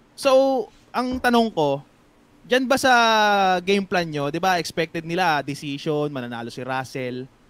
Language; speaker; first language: Filipino; native; Filipino